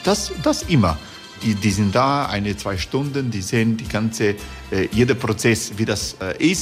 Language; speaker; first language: German; non-native, learner; Croatian